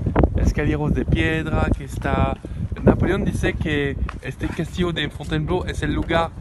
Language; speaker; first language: Spanish; non-native, learner; French